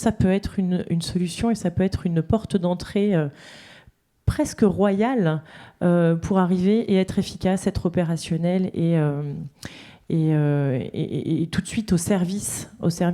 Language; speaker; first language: French; native; French